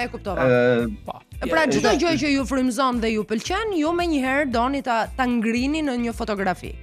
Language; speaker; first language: Albanian; native; Albanian